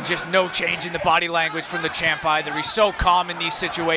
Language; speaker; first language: English; native; English